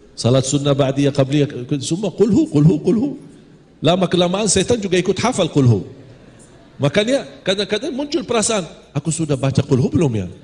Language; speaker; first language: Malay; non-native, fluent; Arabic